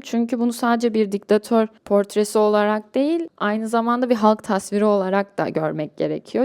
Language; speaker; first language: Turkish; native; Turkish